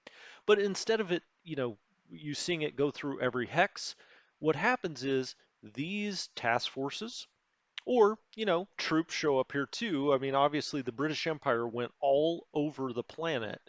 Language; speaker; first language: English; native; English